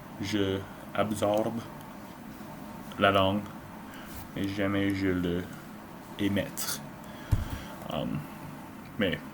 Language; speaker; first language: French; non-native, learner; English